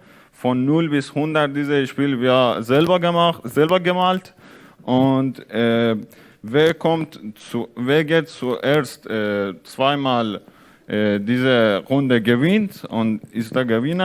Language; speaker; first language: German; non-native, learner; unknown